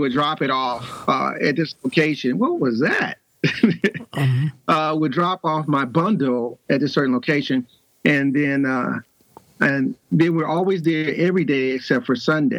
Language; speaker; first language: English; native; English